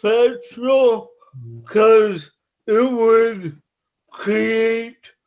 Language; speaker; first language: English; native; English